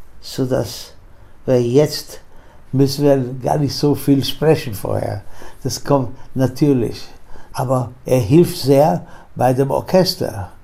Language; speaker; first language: German; non-native, fluent; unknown